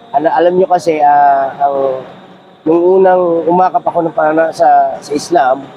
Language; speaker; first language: Filipino; native; Filipino